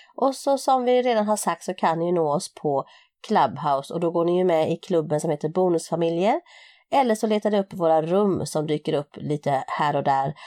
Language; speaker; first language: Swedish; native; Swedish